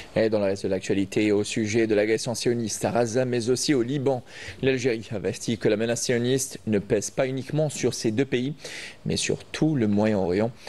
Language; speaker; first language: French; non-native, local second language; Arabic